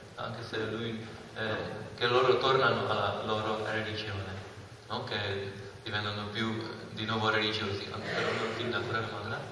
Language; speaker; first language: Italian; non-native, fluent; Czech